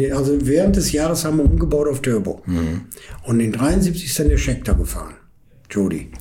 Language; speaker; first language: German; native; German